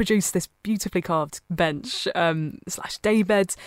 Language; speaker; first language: English; native; English